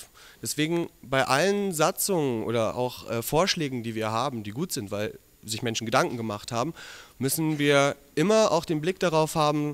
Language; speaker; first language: German; native; German